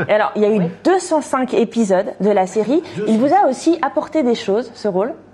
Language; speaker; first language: French; native; French